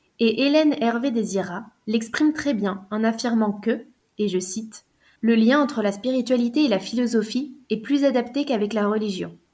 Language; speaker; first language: French; native; French